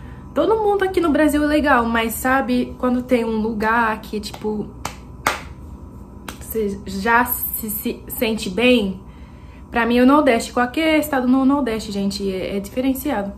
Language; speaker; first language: Portuguese; non-native, fluent; French